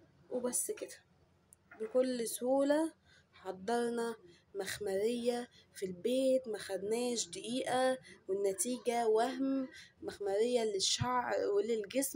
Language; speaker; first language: Arabic; native; Arabic